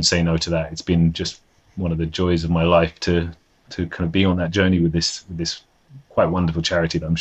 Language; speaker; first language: English; native; English